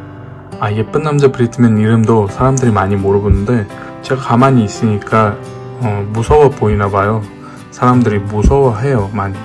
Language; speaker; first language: Korean; non-native, fluent; Uzbek